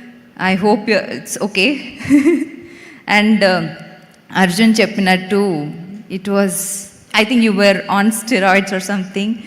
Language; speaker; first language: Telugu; non-native, local second language; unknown